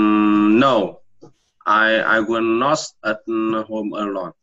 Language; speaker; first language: English; non-native, learner; Vietnamese